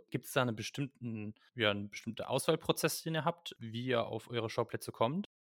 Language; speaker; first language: German; native; German